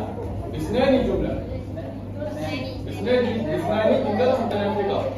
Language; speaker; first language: Arabic; non-native, learner; Malay